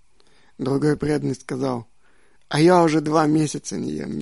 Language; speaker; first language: Czech; non-native, learner; Russian